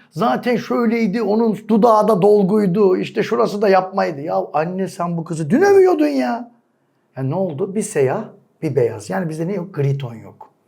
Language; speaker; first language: Turkish; native; Turkish